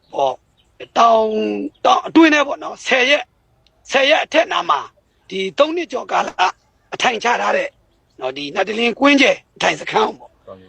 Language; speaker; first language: Burmese; native; Burmese